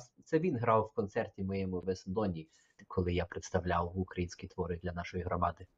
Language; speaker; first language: Ukrainian; early bilingual, heritage; Ukrainian